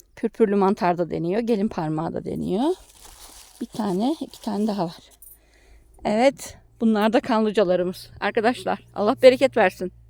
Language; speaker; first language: Turkish; native; Turkish